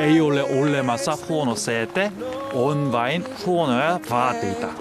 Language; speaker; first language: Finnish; non-native, learner; Korean